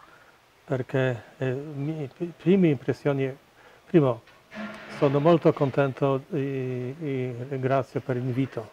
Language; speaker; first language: Italian; non-native, fluent; Polish